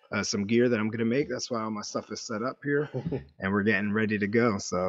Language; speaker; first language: English; native; English